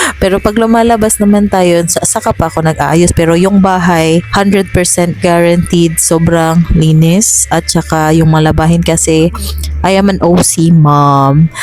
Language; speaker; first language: Filipino; non-native, local second language; Cebuano